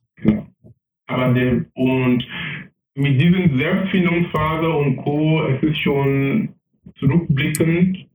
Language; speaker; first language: German; non-native, fluent; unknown